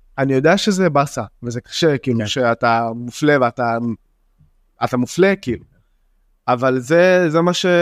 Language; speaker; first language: Hebrew; non-native, local second language; Arabic